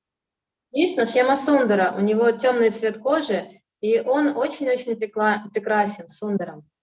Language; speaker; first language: Russian; native; Russian